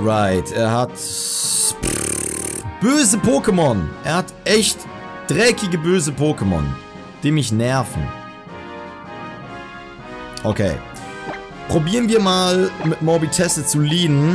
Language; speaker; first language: German; native; German